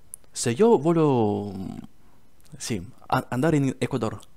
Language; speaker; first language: Spanish; non-native, learner; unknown